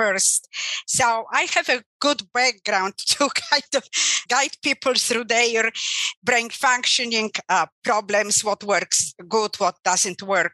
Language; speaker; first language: English; non-native, fluent; Polish